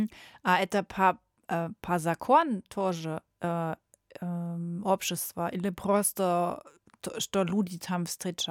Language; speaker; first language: Russian; non-native, learner; German